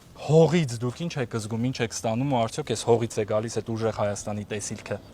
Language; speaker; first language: Armenian; native; Armenian